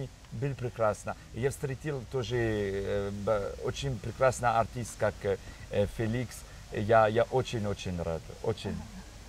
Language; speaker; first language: Russian; non-native, learner; French